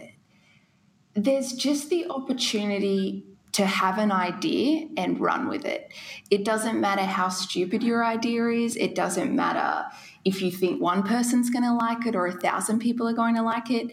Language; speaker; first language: English; native; English